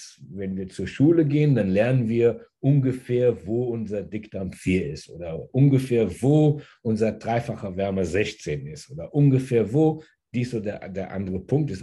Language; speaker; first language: German; early bilingual, heritage; German